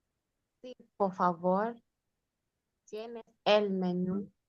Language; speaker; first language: Spanish; non-native, learner; Swahili